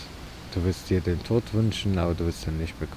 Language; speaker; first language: German; non-native, fluent; Arabic